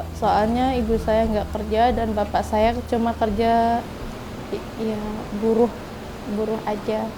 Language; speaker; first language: Indonesian; non-native, local second language; Javanese